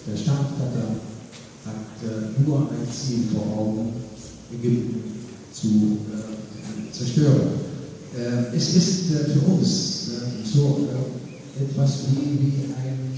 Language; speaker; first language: German; non-native, fluent; Arabic